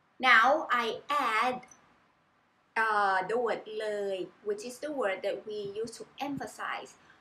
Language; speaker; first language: English; non-native, fluent; Thai